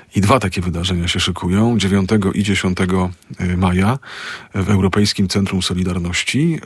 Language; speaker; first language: Polish; native; Polish